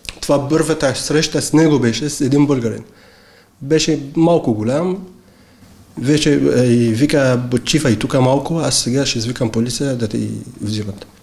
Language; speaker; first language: Bulgarian; non-native, learner; Arabic